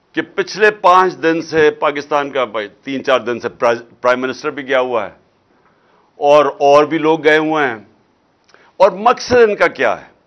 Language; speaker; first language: Urdu; non-native, local second language; Punjabi